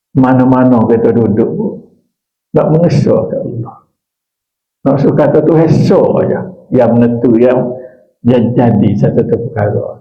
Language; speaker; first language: Malay; native; Malay